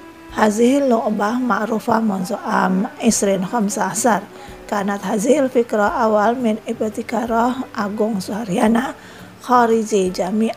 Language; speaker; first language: Arabic; non-native, fluent; Indonesian